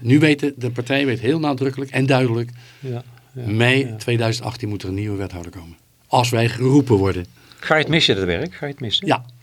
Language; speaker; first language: Dutch; native; Dutch